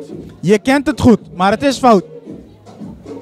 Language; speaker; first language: Dutch; native; Dutch